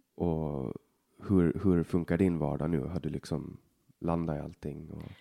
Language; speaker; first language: Swedish; native; Swedish